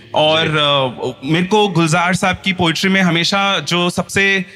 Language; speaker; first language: Hindi; native; Hindi